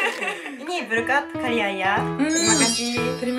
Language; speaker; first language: Indonesian; non-native, learner; Japanese